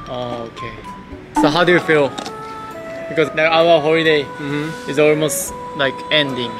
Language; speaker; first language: English; non-native, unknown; Japanese